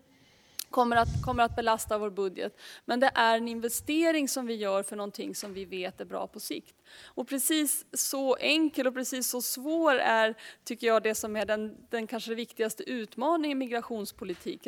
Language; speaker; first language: Swedish; native; Swedish